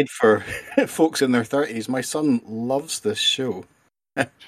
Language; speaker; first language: English; native; English